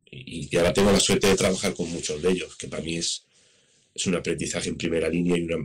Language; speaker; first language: Spanish; native; Spanish